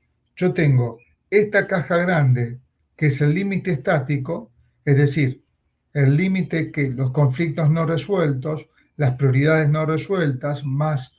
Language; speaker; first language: Spanish; native; Spanish